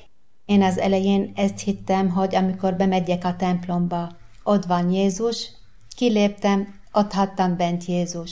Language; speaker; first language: Hungarian; non-native, learner; Arabic